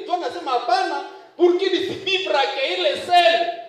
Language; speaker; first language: French; non-native, local second language; Swahili